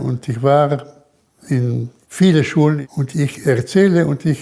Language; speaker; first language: German; early bilingual, heritage; German